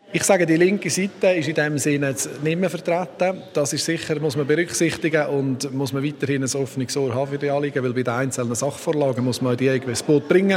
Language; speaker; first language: German; native; German